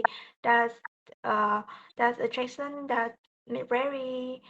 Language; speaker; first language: English; non-native, learner; Vietnamese